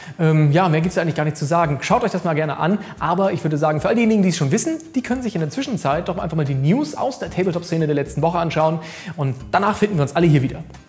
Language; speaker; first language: German; native; German